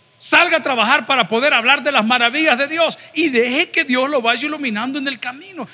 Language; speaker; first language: Spanish; native; Spanish